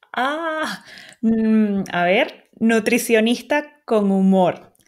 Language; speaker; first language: Spanish; native; Spanish